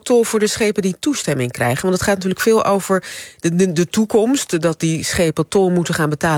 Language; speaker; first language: Dutch; native; Dutch